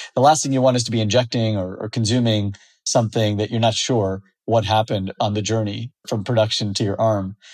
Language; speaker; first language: English; native; English